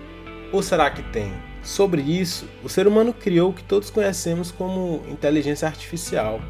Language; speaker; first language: Portuguese; native; Portuguese